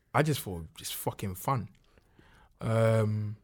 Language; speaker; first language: English; non-native, local second language; Akan